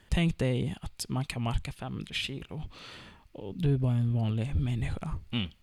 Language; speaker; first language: Swedish; early bilingual, other home language; Turkish